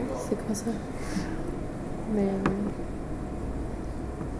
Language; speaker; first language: French; non-native, fluent; English